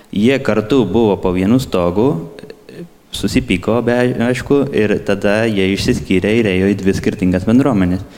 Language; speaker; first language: Lithuanian; early bilingual, heritage; Lithuanian